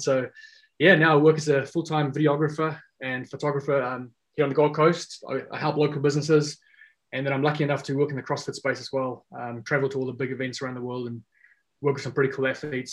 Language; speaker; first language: English; non-native, local second language; Afrikaans